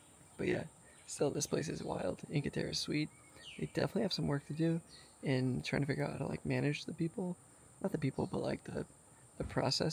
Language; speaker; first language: English; native; English